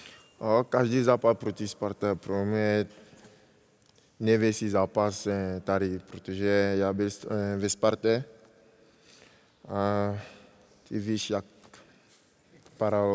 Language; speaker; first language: Czech; non-native, learner; French